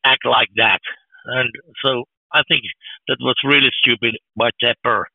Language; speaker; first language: English; non-native, fluent; Finnish